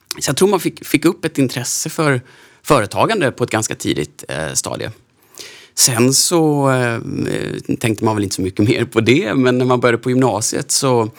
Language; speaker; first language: Swedish; native; Swedish